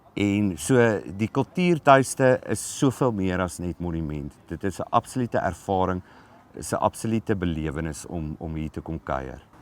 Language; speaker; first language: Afrikaans; native; Afrikaans